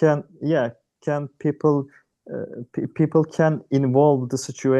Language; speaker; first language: English; non-native, learner; Turkish